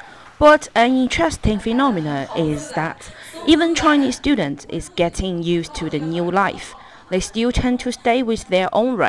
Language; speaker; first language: English; non-native, fluent; Chinese